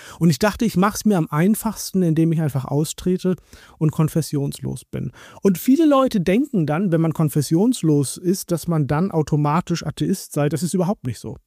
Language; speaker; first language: German; native; German